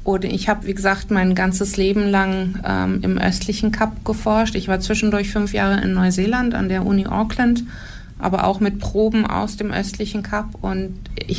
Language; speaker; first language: German; native; German